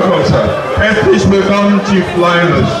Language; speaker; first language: German; non-native, fluent; Igbo